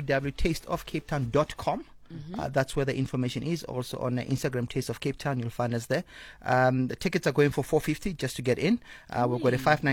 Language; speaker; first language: English; non-native, local second language; Tsonga